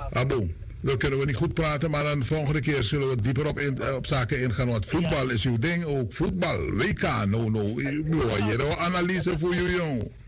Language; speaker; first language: Dutch; native; Dutch